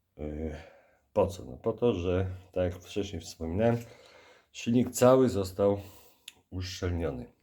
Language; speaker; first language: Polish; native; Polish